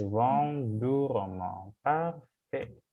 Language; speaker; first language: French; non-native, fluent; Indonesian